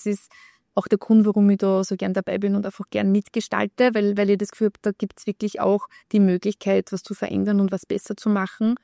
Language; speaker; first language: German; native; German